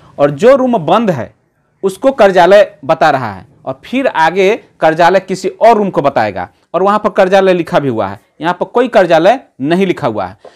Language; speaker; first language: Hindi; native; Hindi